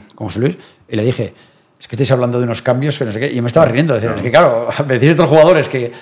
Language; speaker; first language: Spanish; native; Spanish